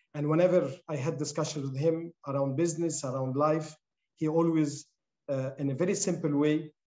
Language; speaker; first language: English; non-native, fluent; Arabic